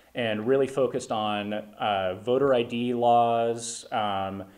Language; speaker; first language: English; native; English